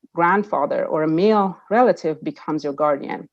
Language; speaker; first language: English; non-native, fluent; Persian